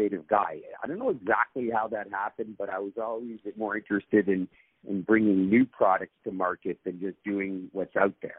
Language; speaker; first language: English; native; English